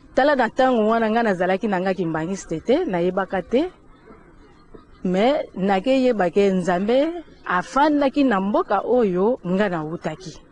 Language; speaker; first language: Lingala; non-native, local second language; Kituba (Democratic Republic of Congo)